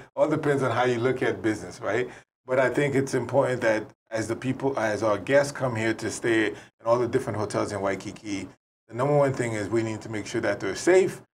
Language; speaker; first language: English; native; English